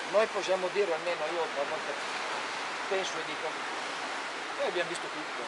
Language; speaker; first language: Italian; native; Italian